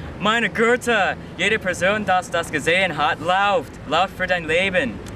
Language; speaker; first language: German; non-native, learner; English